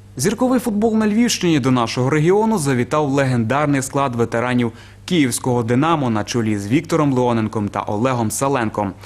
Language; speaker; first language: Ukrainian; native; Ukrainian